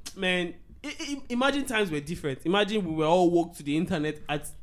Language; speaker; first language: English; non-native, local second language; Yoruba